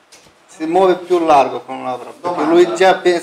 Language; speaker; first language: Italian; non-native, learner; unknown